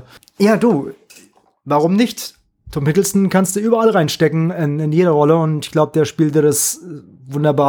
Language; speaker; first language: German; native; German